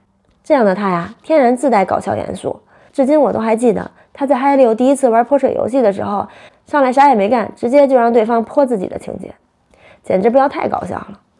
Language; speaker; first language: Chinese; native; Chinese